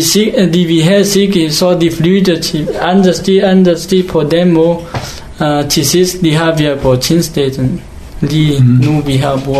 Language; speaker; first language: Danish; non-native, learner; Hakha Chin